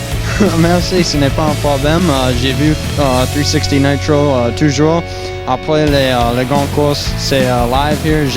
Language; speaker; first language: French; non-native, learner; English